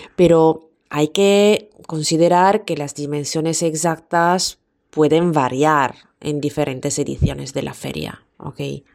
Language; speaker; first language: Spanish; non-native, fluent; Italian